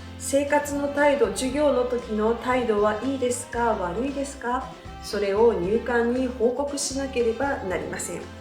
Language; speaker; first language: Japanese; native; Japanese